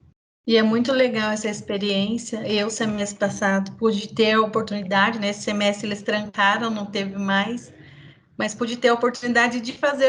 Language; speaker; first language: Portuguese; native; Portuguese